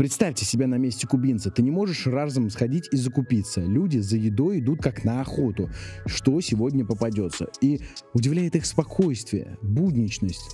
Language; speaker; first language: Russian; native; Russian